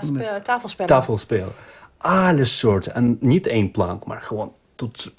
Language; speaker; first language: Dutch; non-native, fluent; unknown